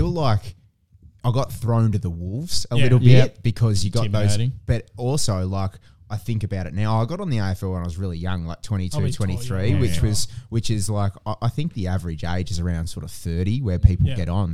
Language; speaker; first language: English; native; English